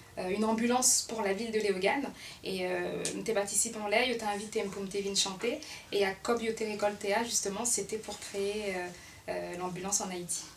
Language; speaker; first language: French; early bilingual, other home language; Haitian Creole